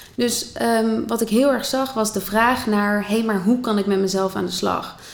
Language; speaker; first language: Dutch; native; Dutch